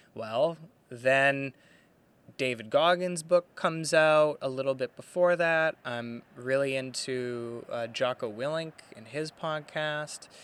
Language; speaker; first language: English; native; English